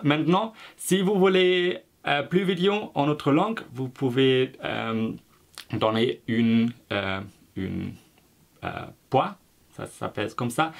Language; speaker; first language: French; non-native, fluent; German